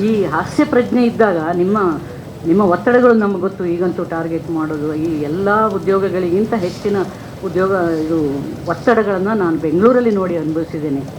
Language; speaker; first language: Kannada; native; Kannada